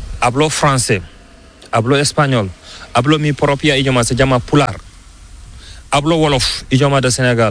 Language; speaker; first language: Spanish; non-native, learner; Fula